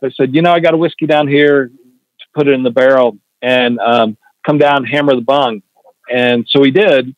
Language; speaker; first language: English; native; English